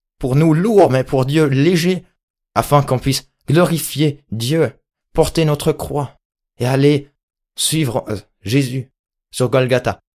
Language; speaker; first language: French; native; French